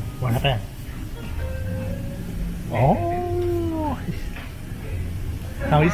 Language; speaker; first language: English; non-native, learner; Thai